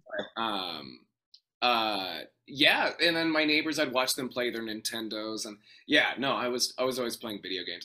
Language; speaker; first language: English; native; English